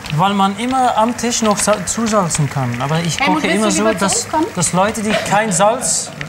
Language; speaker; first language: German; non-native, fluent; Dutch